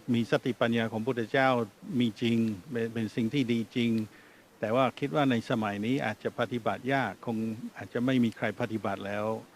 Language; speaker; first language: Thai; non-native, fluent; English